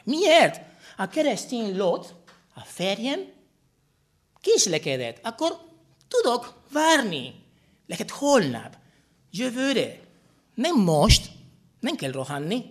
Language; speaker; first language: Hungarian; non-native, fluent; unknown